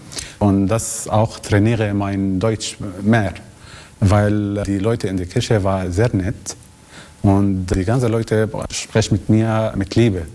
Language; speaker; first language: German; non-native, learner; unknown